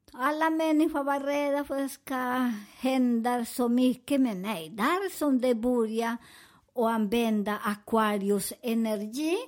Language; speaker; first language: Swedish; non-native, learner; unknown